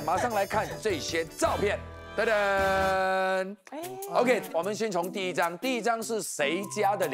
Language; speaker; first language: Chinese; native; Chinese